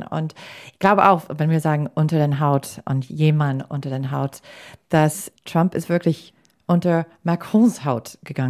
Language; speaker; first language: German; non-native, fluent; English